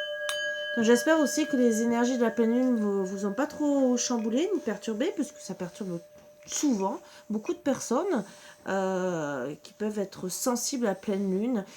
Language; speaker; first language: French; native; French